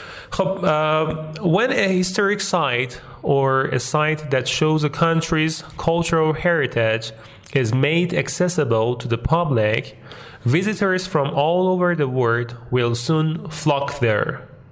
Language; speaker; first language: English; non-native, fluent; Persian